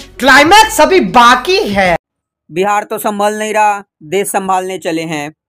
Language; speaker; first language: Hindi; native; Hindi